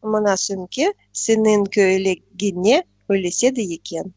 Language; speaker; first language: Kazakh; non-native, learner; Russian